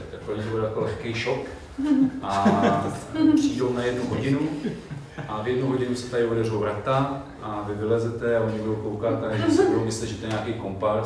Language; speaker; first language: Czech; native; Czech